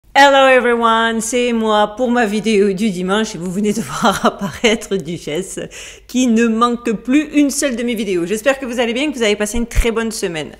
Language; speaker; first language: French; native; French